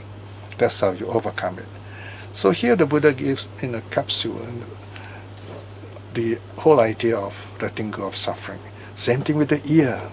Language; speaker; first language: English; native; English